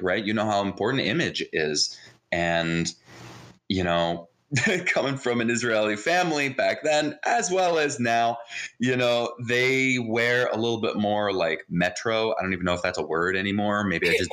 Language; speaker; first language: English; early bilingual, other home language; Hebrew